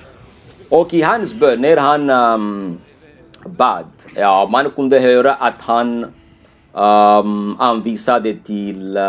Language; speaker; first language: Swedish; non-native, fluent; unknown